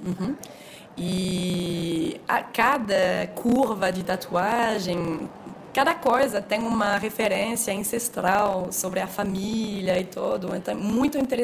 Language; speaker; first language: Portuguese; non-native, fluent; French